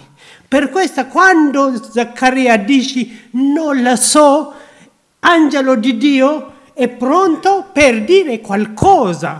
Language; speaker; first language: Italian; non-native, learner; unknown